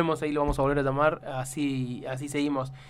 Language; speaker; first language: Spanish; native; Spanish